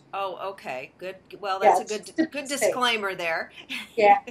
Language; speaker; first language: English; native; English